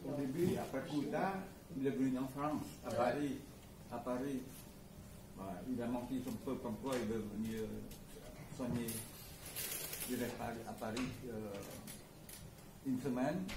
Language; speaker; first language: French; non-native, learner; Khmer